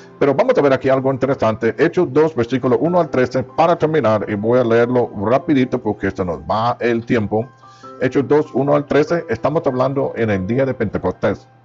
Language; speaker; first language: Spanish; non-native, fluent; English